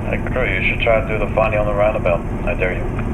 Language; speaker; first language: English; native; English